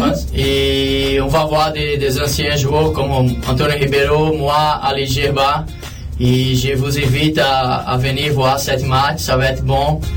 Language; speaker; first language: French; non-native, fluent; Portuguese